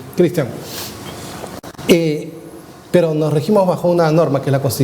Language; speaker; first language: Spanish; native; Spanish